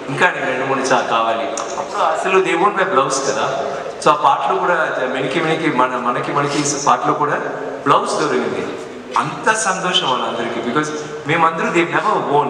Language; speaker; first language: Telugu; non-native, fluent; Tamil